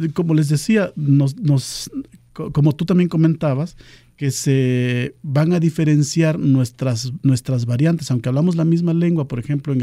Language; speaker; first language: Spanish; non-native, local second language; Nahuatl languages